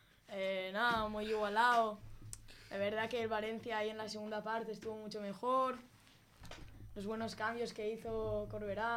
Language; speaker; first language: Spanish; native; Spanish